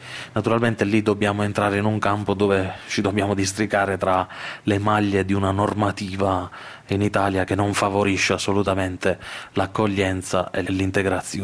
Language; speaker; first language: Italian; native; Italian